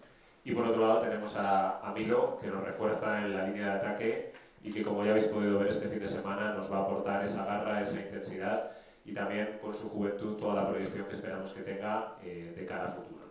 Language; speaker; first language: Spanish; native; Spanish